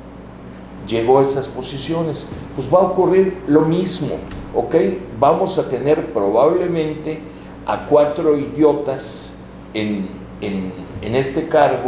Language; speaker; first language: Spanish; native; Spanish